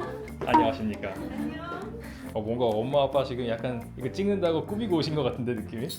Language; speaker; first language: Korean; native; Korean